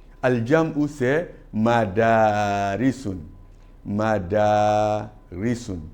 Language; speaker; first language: Arabic; non-native, fluent; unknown